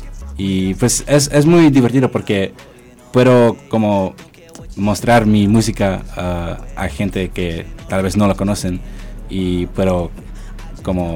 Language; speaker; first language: Spanish; early bilingual, heritage; Spanish